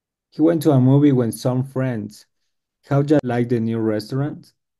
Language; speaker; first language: English; non-native, learner; Spanish